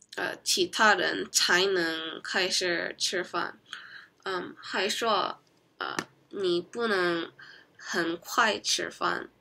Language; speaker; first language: Chinese; non-native, learner; Korean